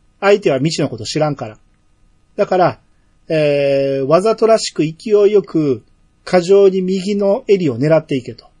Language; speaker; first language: Japanese; native; Japanese